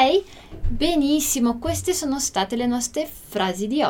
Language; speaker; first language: Italian; non-native, fluent; Portuguese